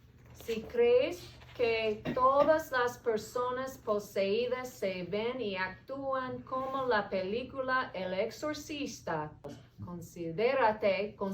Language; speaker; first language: Spanish; non-native, learner; English